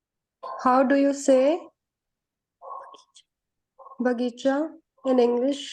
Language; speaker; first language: English; non-native, learner; Hindi